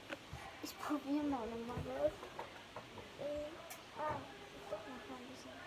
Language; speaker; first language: German; early bilingual, heritage; German